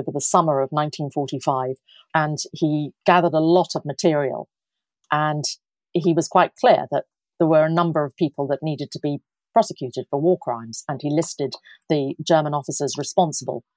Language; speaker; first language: English; native; English